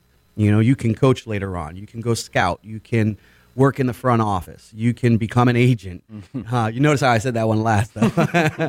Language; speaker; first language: English; native; English